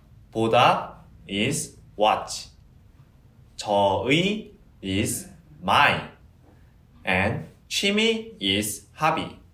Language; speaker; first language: English; non-native, fluent; Korean